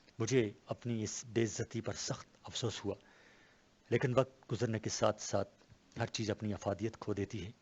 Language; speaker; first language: Urdu; non-native, local second language; Pashto